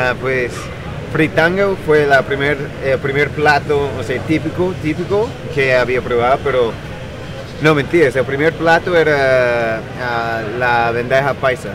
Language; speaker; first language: Spanish; non-native, fluent; English